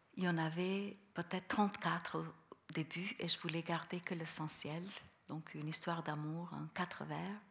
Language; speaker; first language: French; non-native, fluent; Albanian